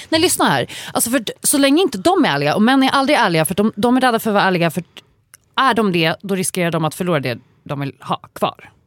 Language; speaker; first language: Swedish; native; Swedish